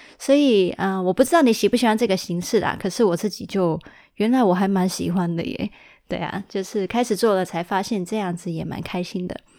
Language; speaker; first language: Chinese; early bilingual, heritage; Chinese